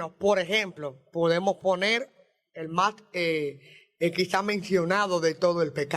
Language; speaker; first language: Spanish; native; Spanish